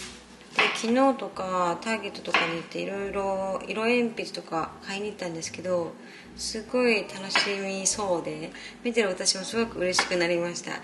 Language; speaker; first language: Japanese; native; Japanese